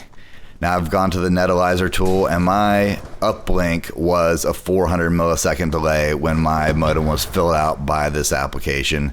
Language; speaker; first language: English; native; English